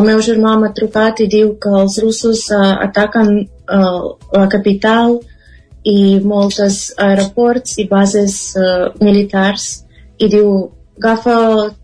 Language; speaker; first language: Catalan; non-native, fluent; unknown